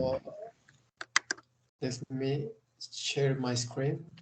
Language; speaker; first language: English; non-native, learner; Spanish